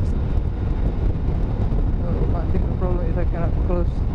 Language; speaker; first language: English; non-native, local second language; Malay